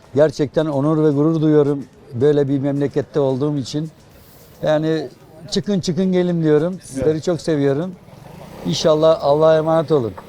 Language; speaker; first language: Turkish; native; Turkish